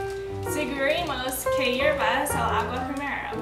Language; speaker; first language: Spanish; non-native, learner; English